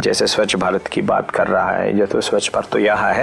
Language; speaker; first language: Hindi; non-native, local second language; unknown